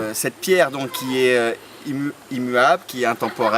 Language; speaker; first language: French; native; French